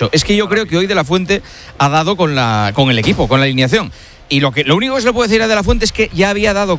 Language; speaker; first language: Spanish; native; Spanish